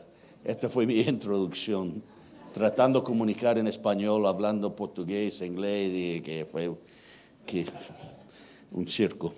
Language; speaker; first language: Spanish; non-native, fluent; English